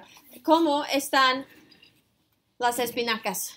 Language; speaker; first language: Spanish; non-native, fluent; English